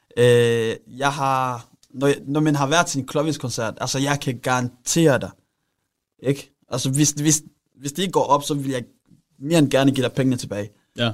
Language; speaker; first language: Danish; early bilingual, other home language; Rundi